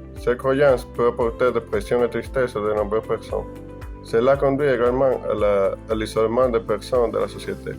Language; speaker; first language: French; non-native, learner; Spanish